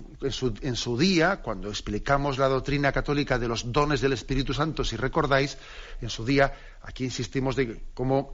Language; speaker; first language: Spanish; native; Spanish